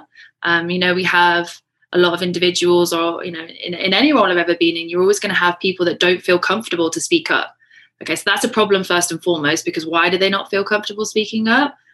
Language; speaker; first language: English; native; English